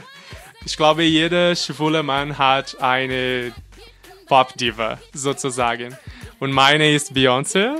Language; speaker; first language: German; non-native, fluent; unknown